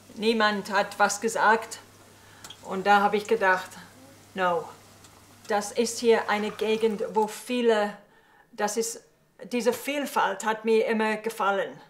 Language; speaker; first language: German; early bilingual, heritage; English